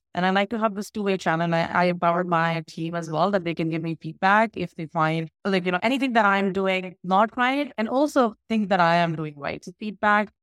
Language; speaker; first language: English; non-native, local second language; Hindi